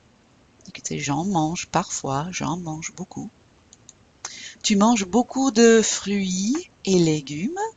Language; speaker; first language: French; non-native, fluent; English